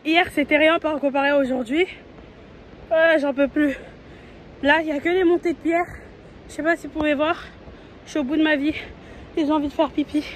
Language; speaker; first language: French; native; French